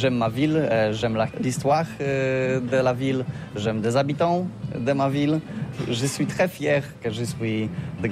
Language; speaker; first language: French; non-native, learner; Polish